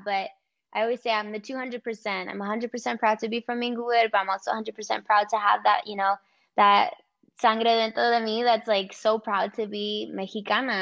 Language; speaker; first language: English; early bilingual, other home language; Spanish